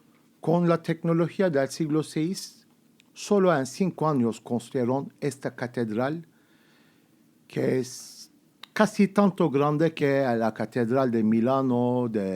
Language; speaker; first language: Spanish; non-native, fluent; Turkish